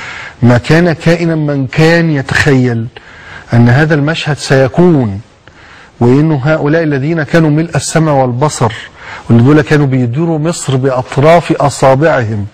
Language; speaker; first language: Arabic; native; Arabic